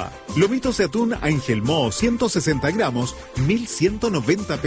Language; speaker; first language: Spanish; native; Spanish